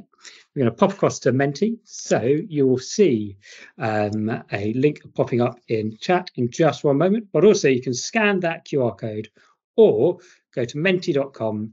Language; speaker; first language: English; native; English